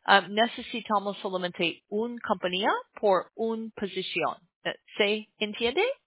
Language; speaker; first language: Spanish; non-native, learner; English